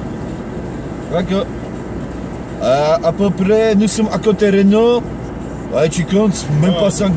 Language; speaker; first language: French; non-native, learner; Polish